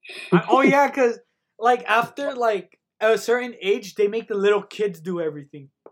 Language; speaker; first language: English; early bilingual, other home language; Spanish